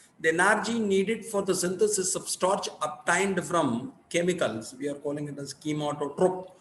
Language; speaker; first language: English; non-native, local second language; Tamil